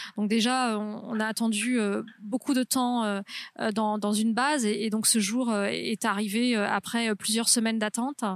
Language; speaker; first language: French; native; French